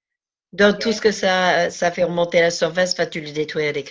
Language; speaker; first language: French; native; French